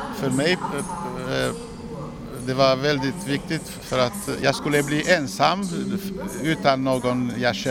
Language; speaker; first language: Swedish; non-native, fluent; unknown